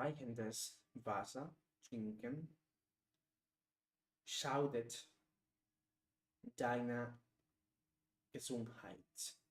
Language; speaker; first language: German; non-native, learner; English